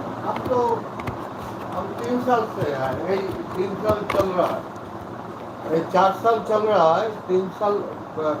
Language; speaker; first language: Hindi; non-native, local second language; Santali